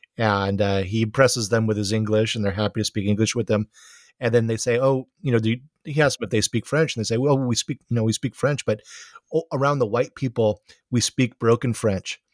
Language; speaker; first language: English; native; English